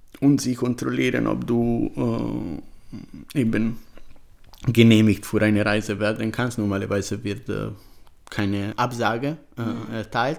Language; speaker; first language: German; non-native, fluent; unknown